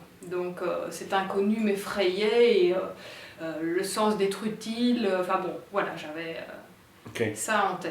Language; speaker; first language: French; native; French